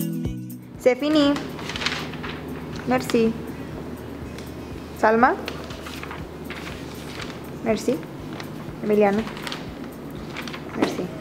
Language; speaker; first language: French; non-native, learner; Spanish